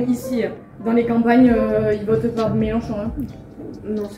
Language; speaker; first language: French; native; French